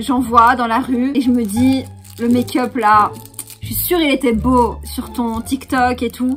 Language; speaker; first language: French; native; French